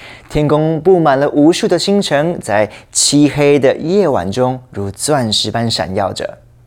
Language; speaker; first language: Chinese; native; Chinese